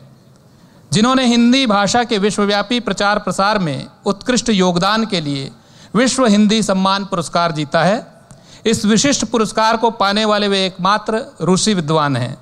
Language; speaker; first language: Hindi; native; Hindi